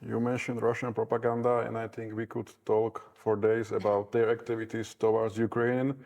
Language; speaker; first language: English; non-native, fluent; Slovak